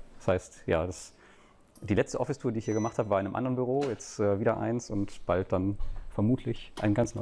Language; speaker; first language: German; native; German